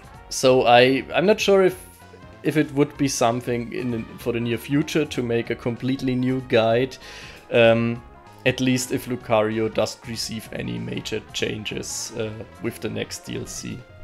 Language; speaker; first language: English; non-native, fluent; German